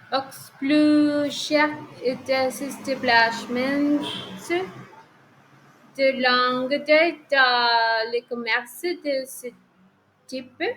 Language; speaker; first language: French; non-native, learner; Spanish